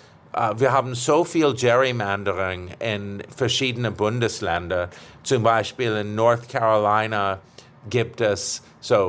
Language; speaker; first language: German; non-native, fluent; English